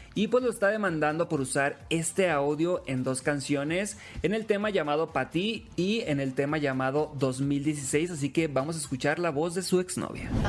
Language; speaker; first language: Spanish; native; Spanish